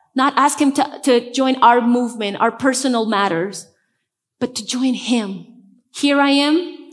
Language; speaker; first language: English; non-native, fluent; Spanish